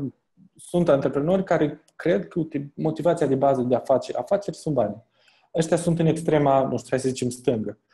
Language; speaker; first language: Romanian; native; Romanian